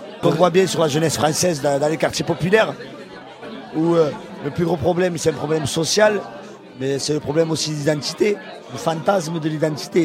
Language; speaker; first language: French; native; French